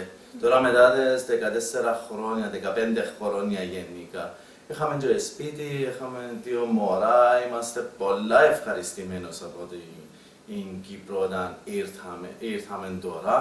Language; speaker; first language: Greek; non-native, learner; Persian